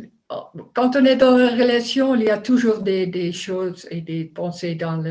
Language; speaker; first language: French; non-native, learner; Dutch